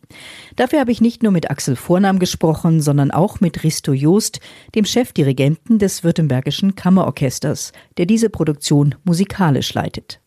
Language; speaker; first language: German; native; German